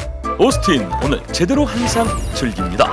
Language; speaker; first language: Korean; native; Korean